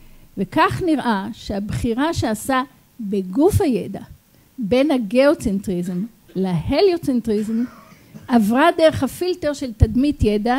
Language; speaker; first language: Hebrew; native; Hebrew